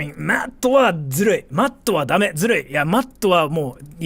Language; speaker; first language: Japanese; native; Japanese